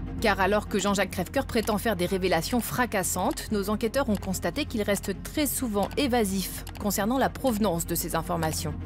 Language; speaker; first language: French; native; French